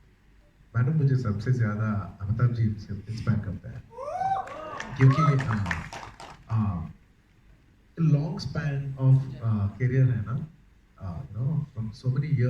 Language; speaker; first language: Hindi; non-native, local second language; Telugu